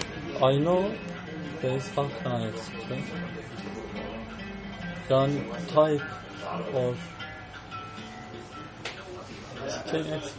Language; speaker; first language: English; non-native, learner; Turkish